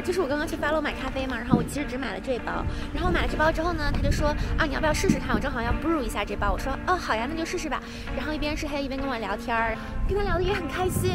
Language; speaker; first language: Chinese; native; Chinese